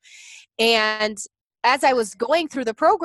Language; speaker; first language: English; non-native, fluent; Portuguese